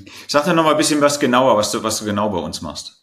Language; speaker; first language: German; native; German